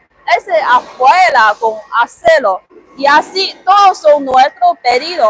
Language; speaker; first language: Spanish; non-native, learner; Chinese